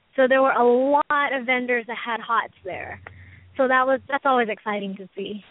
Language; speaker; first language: English; native; English